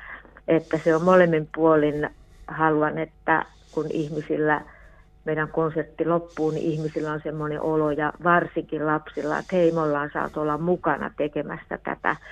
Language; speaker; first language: Finnish; native; Finnish